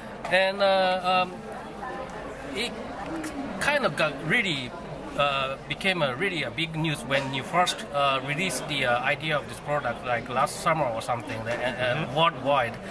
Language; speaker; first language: English; non-native, fluent; Japanese